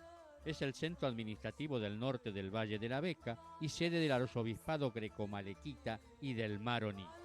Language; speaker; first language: Spanish; native; Spanish